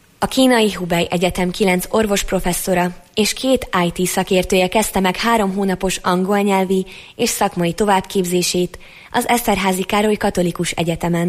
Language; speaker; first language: Hungarian; native; Hungarian